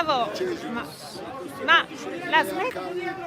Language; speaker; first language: Italian; native; Italian